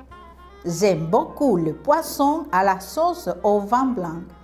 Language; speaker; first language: French; non-native, fluent; Spanish